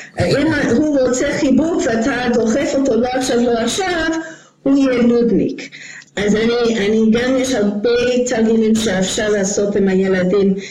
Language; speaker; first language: Hebrew; non-native, fluent; English